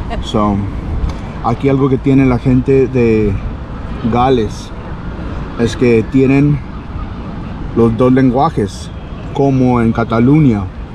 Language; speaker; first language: Spanish; early bilingual, heritage; Spanish